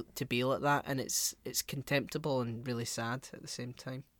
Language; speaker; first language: English; native; English